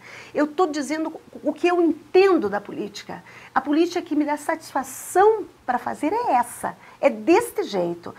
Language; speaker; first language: Portuguese; native; Portuguese